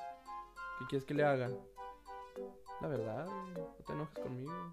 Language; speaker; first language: Spanish; native; Spanish